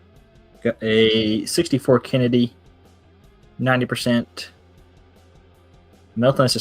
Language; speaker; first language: English; native; English